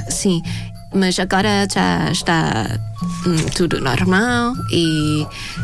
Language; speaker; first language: Portuguese; non-native, fluent; Thai